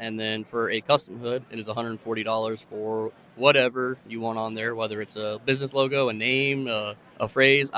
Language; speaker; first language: English; native; English